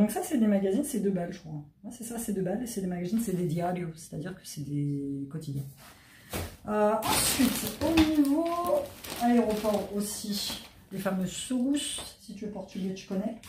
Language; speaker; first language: French; native; French